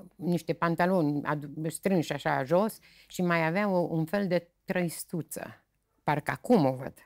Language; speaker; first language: Romanian; native; Romanian